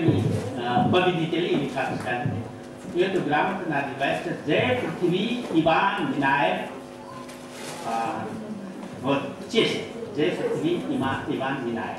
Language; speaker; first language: Russian; non-native, fluent; Nepali